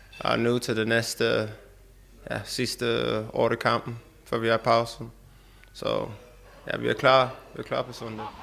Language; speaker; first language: Danish; non-native, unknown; English